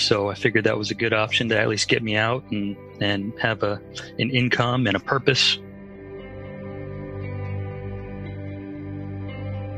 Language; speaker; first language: English; native; English